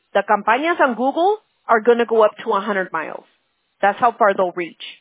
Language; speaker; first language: English; early bilingual, other home language; Spanish